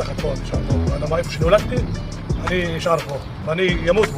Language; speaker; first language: Hebrew; non-native, local second language; Arabic